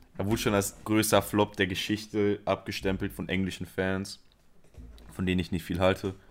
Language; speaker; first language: German; early bilingual, other home language; Spanish